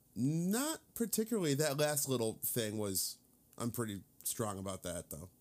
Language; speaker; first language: English; native; English